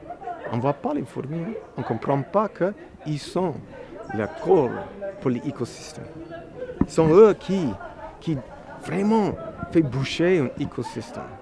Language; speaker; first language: French; non-native, fluent; English